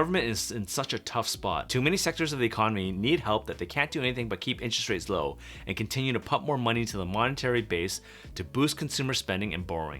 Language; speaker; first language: English; native; English